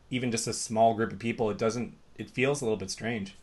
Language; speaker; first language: English; native; English